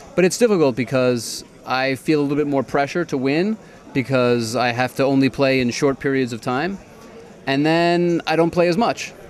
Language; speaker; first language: English; native; English